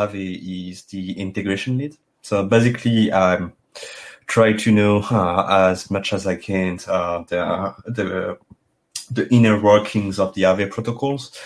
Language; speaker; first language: English; non-native, fluent; French